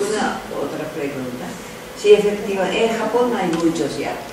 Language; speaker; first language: Spanish; non-native, fluent; Japanese